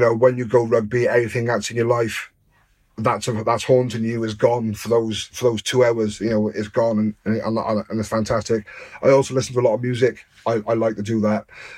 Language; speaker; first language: English; native; English